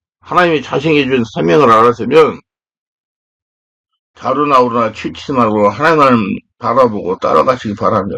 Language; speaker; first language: Korean; native; Korean